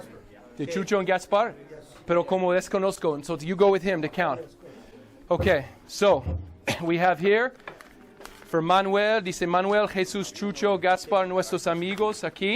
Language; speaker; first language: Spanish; non-native, learner; English